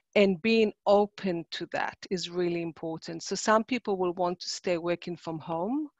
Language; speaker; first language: English; non-native, fluent; Hebrew